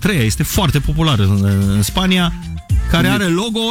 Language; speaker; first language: Romanian; native; Romanian